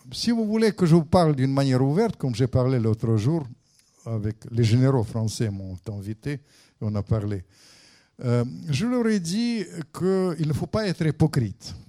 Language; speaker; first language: French; non-native, fluent; Russian